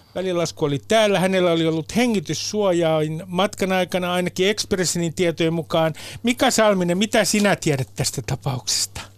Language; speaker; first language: Finnish; native; Finnish